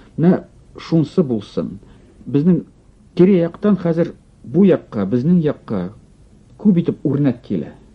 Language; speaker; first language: Tatar; non-native, local second language; Russian